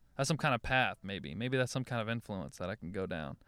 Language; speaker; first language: English; native; English